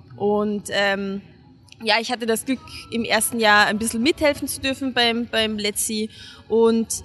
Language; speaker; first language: German; non-native, fluent; Hungarian